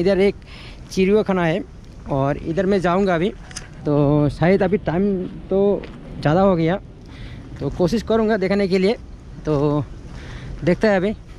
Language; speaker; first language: Hindi; non-native, local second language; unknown